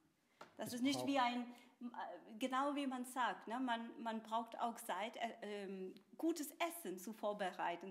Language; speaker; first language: German; non-native, fluent; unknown